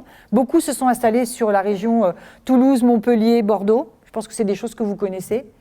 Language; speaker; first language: French; native; French